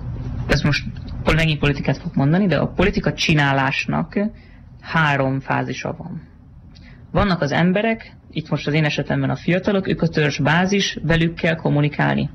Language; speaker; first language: Hungarian; native; Hungarian